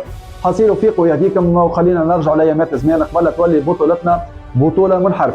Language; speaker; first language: Arabic; native; Arabic